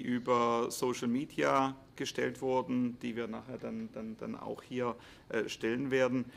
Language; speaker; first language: German; native; German